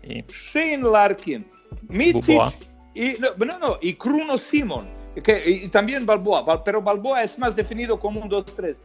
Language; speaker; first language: Spanish; non-native, fluent; Croatian